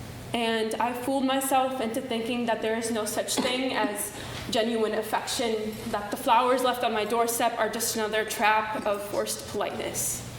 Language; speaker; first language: English; native; English